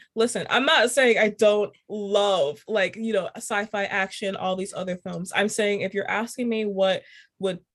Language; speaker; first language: English; native; English